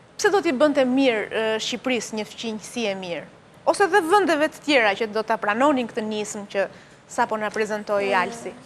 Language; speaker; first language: Albanian; native; Albanian